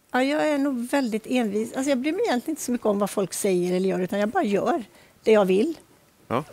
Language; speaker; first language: Swedish; native; Swedish